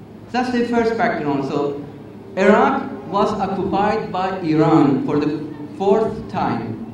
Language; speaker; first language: English; non-native, fluent; Persian